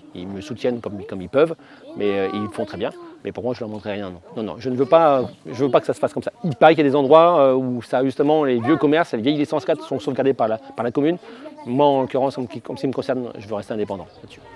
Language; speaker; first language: French; native; French